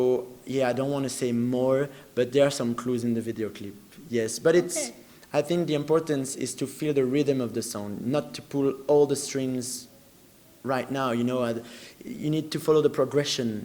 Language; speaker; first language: English; non-native, fluent; French